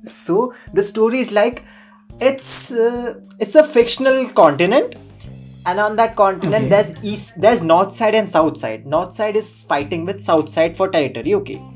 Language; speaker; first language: English; non-native, local second language; Hindi